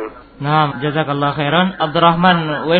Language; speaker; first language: Arabic; non-native, fluent; Indonesian